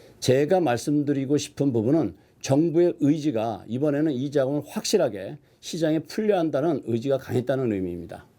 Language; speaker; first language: Korean; native; Korean